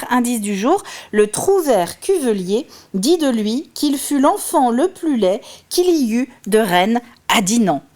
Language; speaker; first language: French; native; French